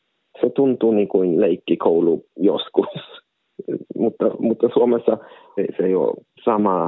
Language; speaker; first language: Finnish; non-native, local second language; Swedish